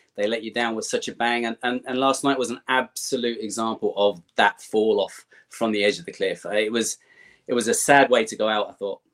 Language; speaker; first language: English; native; English